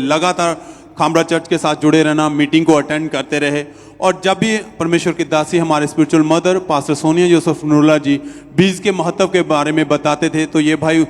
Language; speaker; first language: Hindi; native; Hindi